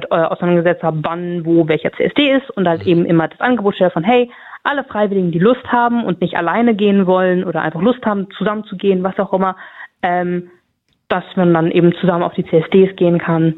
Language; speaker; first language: German; native; German